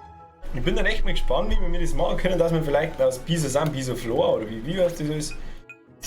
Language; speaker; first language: German; native; German